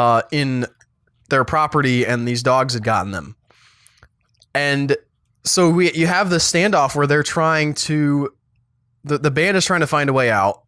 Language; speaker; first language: English; native; English